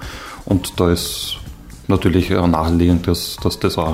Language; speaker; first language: German; native; German